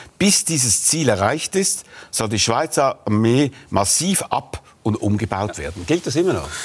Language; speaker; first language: German; native; German